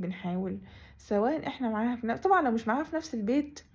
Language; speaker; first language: Arabic; native; Arabic